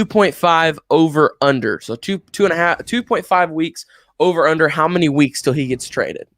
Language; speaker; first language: English; native; English